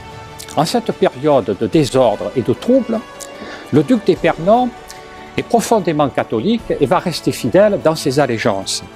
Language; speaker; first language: French; native; French